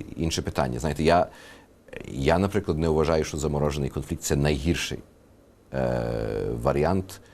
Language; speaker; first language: Ukrainian; early bilingual, heritage; Ukrainian